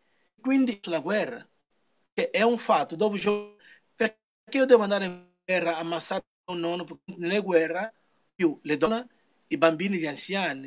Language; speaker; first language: Italian; non-native, learner; Portuguese